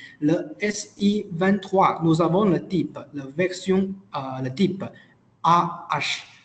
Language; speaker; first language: French; non-native, learner; Chinese